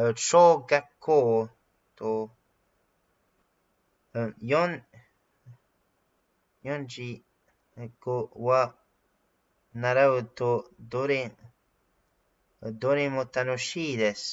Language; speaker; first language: Japanese; non-native, learner; English